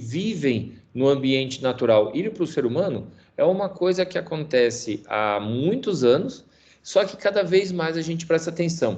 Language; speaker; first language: Portuguese; native; Portuguese